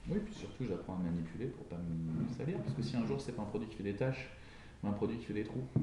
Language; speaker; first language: French; native; French